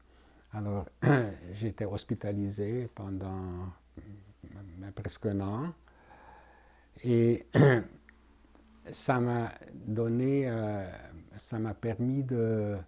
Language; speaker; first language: French; non-native, fluent; Hungarian